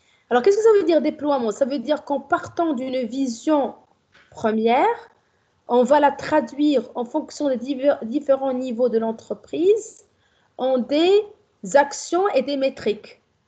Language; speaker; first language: French; non-native, local second language; Arabic